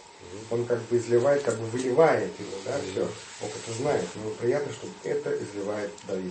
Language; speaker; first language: Russian; native; Russian